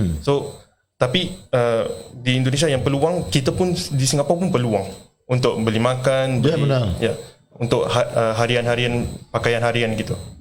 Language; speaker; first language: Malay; non-native, local second language; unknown